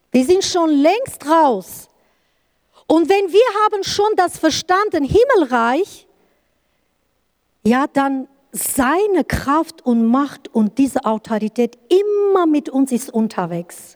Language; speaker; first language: German; non-native, learner; Kurdish